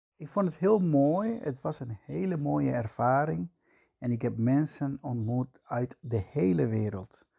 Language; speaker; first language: Dutch; non-native, fluent; Spanish